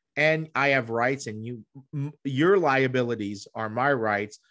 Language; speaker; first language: English; native; English